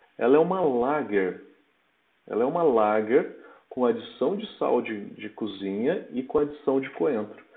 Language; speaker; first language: Portuguese; native; Portuguese